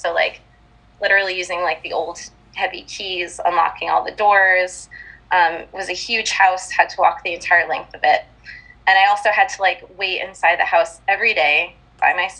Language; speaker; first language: English; native; English